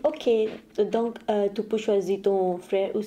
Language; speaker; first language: French; non-native, learner; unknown